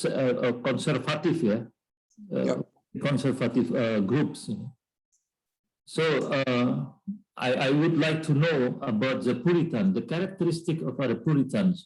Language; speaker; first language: English; non-native, learner; Indonesian